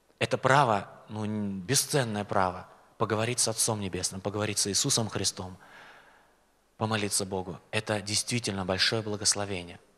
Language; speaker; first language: Russian; native; Russian